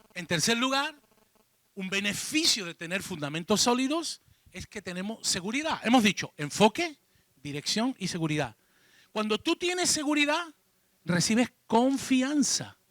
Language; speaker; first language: Spanish; native; Spanish